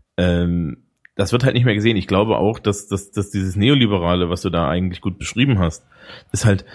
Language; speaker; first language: German; native; German